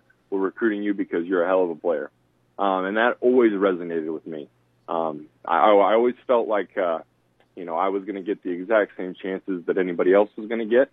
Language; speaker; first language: English; native; English